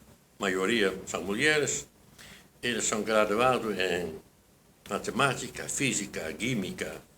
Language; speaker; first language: Portuguese; non-native, fluent; Dutch